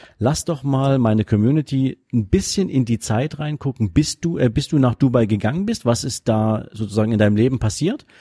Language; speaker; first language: German; native; German